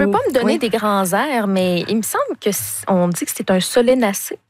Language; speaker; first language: French; native; French